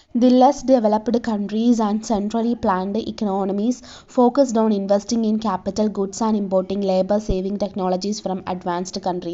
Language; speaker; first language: English; non-native, local second language; Malayalam